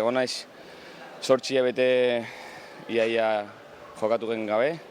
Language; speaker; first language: Basque; non-native, local second language; Spanish